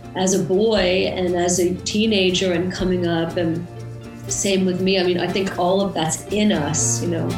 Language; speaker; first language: English; native; English